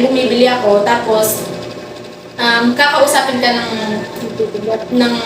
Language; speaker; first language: Filipino; non-native, local second language; Pampanga